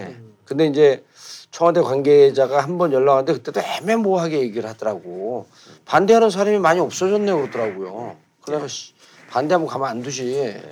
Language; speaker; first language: Korean; native; Korean